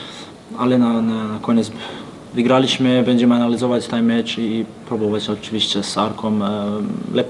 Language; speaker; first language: Polish; non-native, learner; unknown